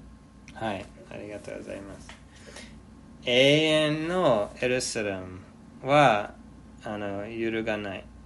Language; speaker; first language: Japanese; non-native, fluent; English